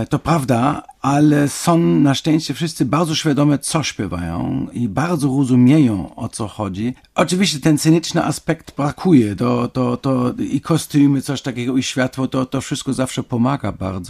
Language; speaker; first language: Polish; non-native, fluent; German